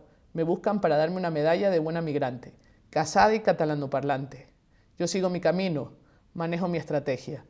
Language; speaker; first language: Spanish; native; Spanish